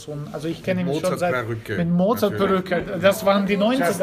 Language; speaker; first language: German; early bilingual, other home language; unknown